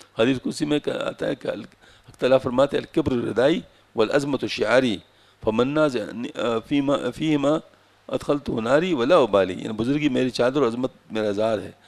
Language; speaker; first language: Urdu; non-native, local second language; Pashto